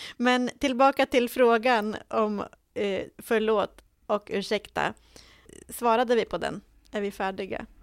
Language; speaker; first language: Swedish; native; Swedish